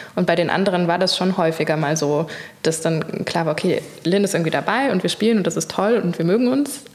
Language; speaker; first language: German; native; German